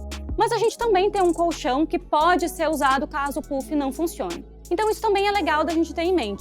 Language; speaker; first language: Portuguese; native; Portuguese